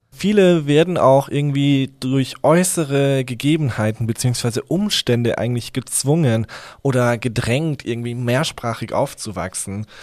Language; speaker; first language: German; early bilingual, other home language; Hungarian